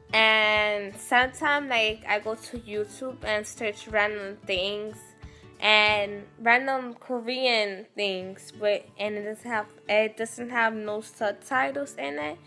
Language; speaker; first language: English; native; English